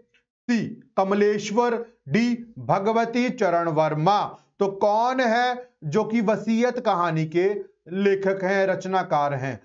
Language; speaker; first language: Hindi; non-native, local second language; Punjabi